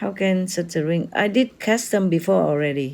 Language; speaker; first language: English; non-native, fluent; Vietnamese